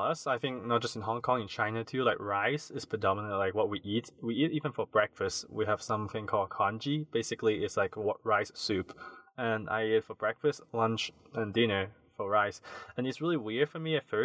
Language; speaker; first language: English; non-native, local second language; Cantonese